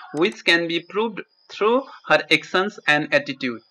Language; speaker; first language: English; non-native, local second language; Nepali